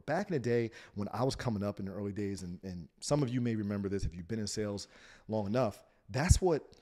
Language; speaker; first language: English; native; English